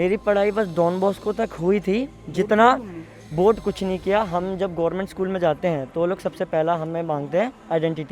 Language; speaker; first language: Hindi; early bilingual, other home language; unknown